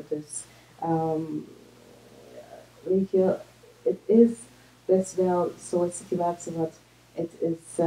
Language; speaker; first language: Dutch; non-native, fluent; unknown